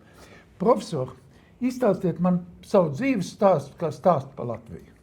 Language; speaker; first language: Latvian; native; Latvian